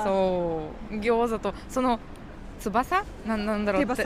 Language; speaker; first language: Japanese; non-native, learner; Lithuanian